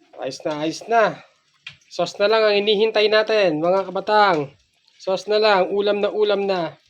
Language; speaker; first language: Filipino; native; Filipino